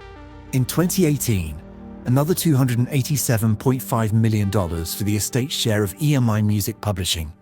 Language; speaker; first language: English; native; English